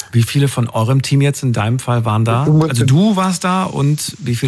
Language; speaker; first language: German; native; German